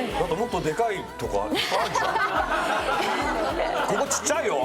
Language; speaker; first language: Japanese; native; Japanese